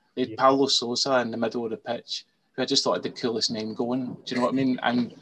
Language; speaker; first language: English; native; English